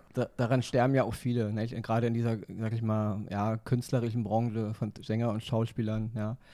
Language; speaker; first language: German; native; German